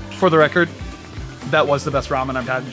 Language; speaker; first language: English; native; English